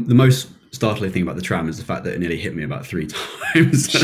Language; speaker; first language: English; native; English